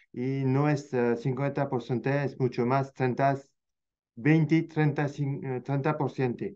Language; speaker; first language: Spanish; non-native, fluent; French